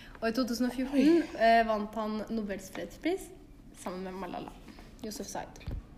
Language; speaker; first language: Norwegian; native; Norwegian